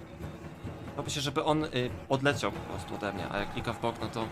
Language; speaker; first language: Polish; native; Polish